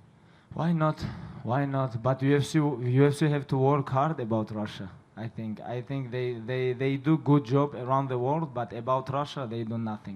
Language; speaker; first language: English; non-native, learner; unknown